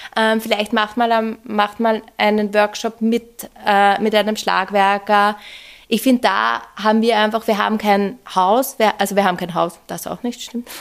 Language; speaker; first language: German; native; German